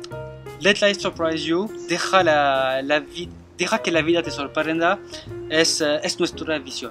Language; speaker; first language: Spanish; non-native, fluent; French